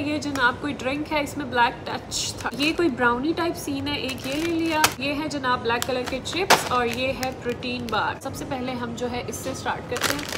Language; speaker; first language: Urdu; native; Urdu